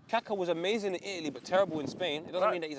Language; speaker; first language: English; native; English